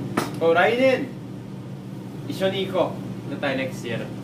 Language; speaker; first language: Japanese; non-native, fluent; Filipino